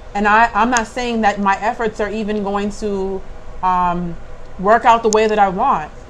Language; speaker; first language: English; native; English